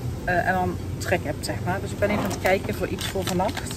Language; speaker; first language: Dutch; native; Dutch